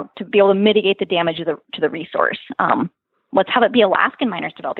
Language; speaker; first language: English; native; English